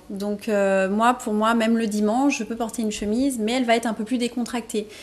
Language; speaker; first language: French; native; French